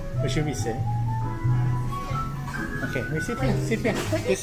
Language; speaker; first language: English; non-native, learner; Thai